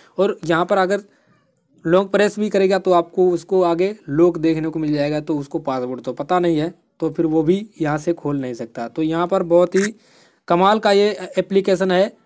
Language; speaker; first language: Hindi; native; Hindi